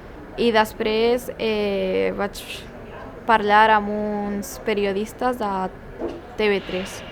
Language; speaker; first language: Catalan; early bilingual, other home language; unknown